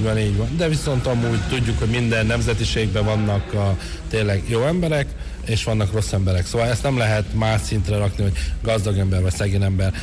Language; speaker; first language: Hungarian; non-native, local second language; Romany